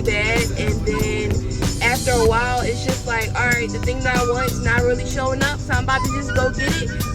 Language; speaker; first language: English; native; English